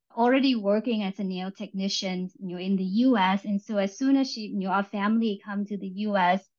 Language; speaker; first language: English; early bilingual, other home language; Vietnamese